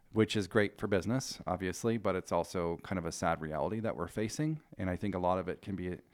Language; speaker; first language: English; native; English